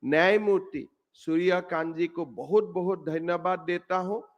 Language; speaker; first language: Hindi; non-native, local second language; Assamese